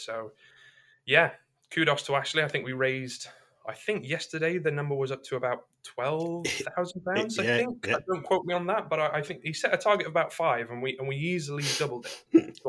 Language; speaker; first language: English; native; English